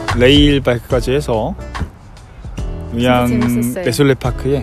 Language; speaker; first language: Korean; native; Korean